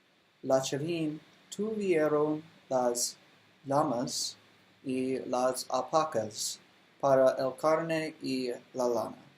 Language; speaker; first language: Spanish; non-native, learner; English